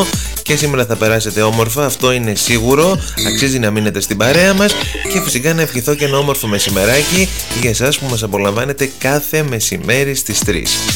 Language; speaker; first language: Greek; native; Greek